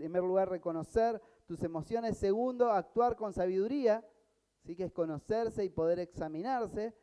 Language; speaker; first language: Spanish; native; Spanish